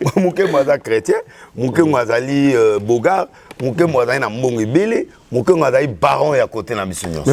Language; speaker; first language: Lingala; non-native, local second language; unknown